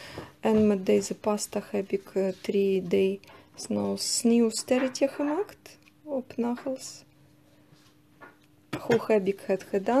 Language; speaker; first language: Dutch; non-native, learner; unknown